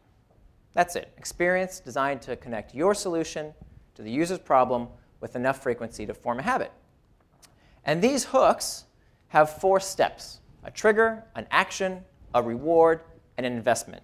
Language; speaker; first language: English; native; English